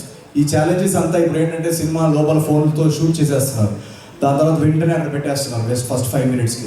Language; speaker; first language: Telugu; native; Telugu